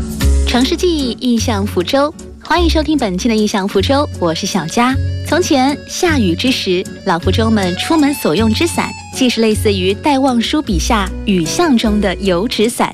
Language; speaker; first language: Chinese; native; Chinese